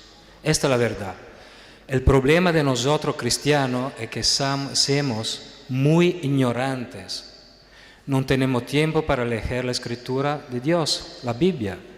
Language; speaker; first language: Spanish; non-native, fluent; Italian